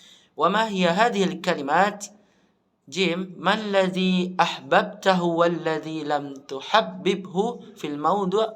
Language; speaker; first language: Arabic; non-native, learner; Indonesian